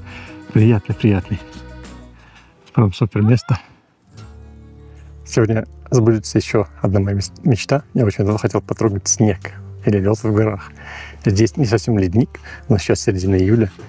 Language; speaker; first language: Russian; native; Russian